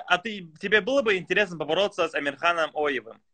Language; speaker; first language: Russian; native; Russian